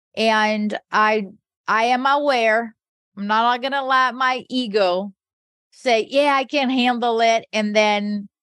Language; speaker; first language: English; early bilingual, other home language; Portuguese